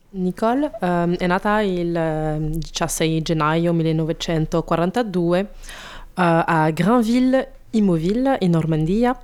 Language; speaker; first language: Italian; non-native, learner; French